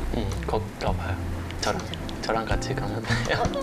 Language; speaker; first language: Korean; non-native, fluent; Spanish